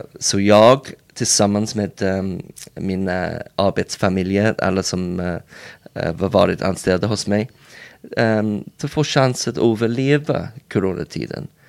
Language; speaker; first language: Swedish; non-native, learner; English